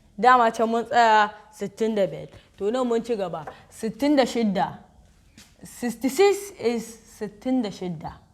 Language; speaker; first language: Hausa; native; Hausa